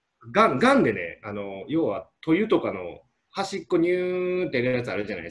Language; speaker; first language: Japanese; native; Japanese